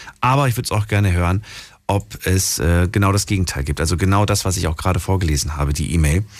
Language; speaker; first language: German; native; German